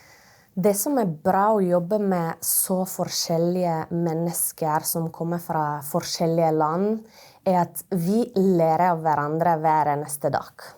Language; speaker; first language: Norwegian; non-native, fluent; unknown